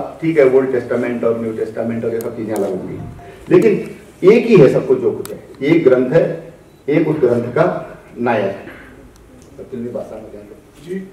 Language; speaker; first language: Hindi; native; Hindi